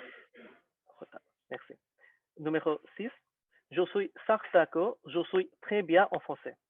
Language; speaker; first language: French; non-native, learner; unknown